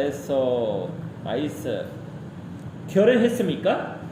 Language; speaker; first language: Korean; non-native, learner; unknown